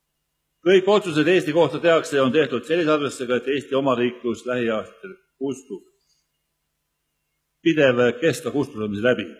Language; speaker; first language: Estonian; native; Estonian